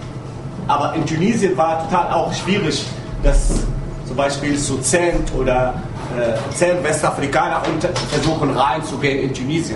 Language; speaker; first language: German; non-native, fluent; Arabic